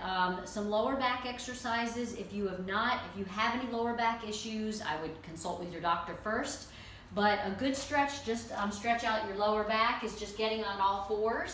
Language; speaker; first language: English; native; English